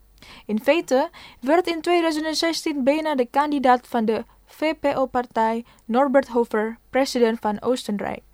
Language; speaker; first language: Dutch; non-native, fluent; Indonesian